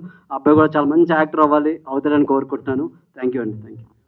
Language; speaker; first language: Telugu; native; Telugu